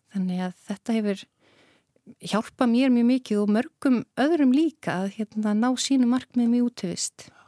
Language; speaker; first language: Icelandic; native; Icelandic